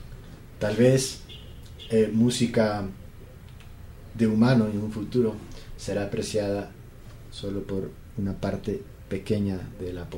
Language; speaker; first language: Spanish; native; Spanish